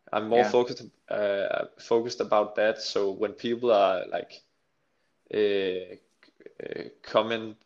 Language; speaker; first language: English; non-native, fluent; Danish